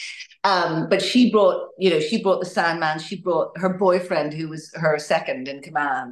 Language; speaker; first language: English; native; English